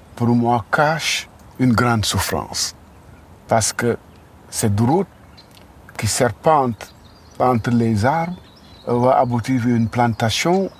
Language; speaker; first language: French; non-native, local second language; Wolof